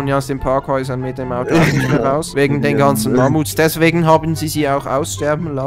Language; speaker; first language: German; native; German